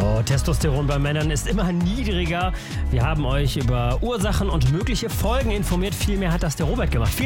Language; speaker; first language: German; native; German